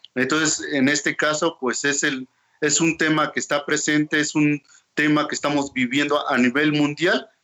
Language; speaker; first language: Spanish; non-native, local second language; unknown